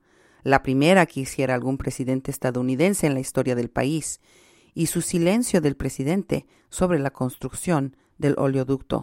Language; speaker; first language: Spanish; native; Spanish